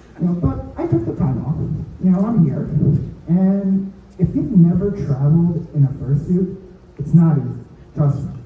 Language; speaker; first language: English; native; English